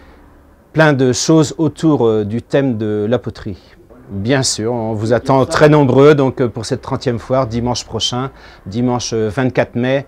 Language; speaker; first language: French; native; French